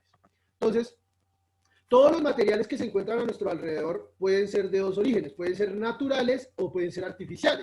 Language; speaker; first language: Spanish; native; Spanish